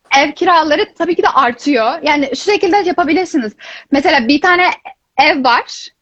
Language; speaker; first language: Turkish; native; Turkish